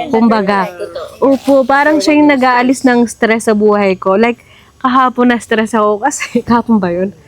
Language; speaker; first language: Filipino; native; Filipino